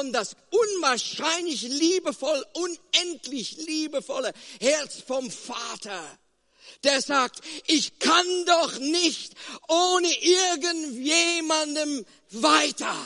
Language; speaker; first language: German; non-native, fluent; Afrikaans